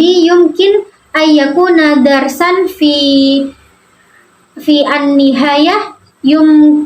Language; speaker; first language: Arabic; non-native, learner; Indonesian